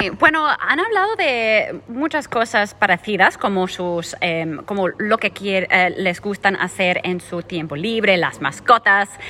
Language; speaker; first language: Spanish; non-native, fluent; German